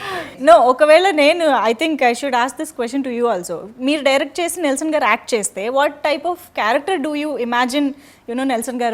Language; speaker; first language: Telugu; native; Telugu